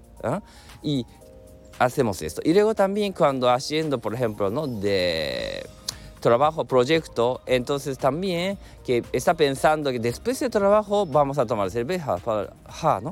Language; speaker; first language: Spanish; non-native, learner; Japanese